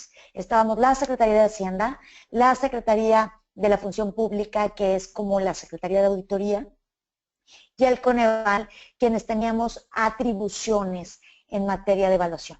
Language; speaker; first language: Spanish; native; Spanish